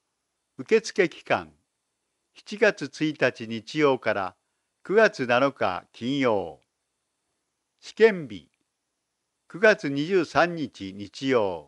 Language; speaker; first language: Japanese; native; Japanese